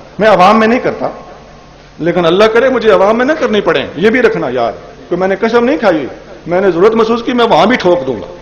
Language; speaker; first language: Urdu; non-native, local second language; Punjabi